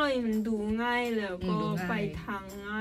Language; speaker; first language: Thai; non-native, learner; Korean